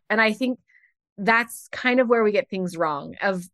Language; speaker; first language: English; native; English